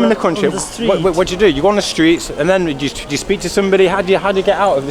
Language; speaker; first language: English; native; English